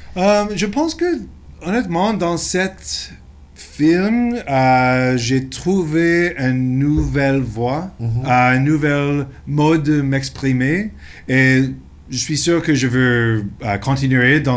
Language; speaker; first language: French; non-native, local second language; English